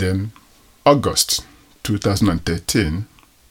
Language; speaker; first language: English; non-native, local second language; Igbo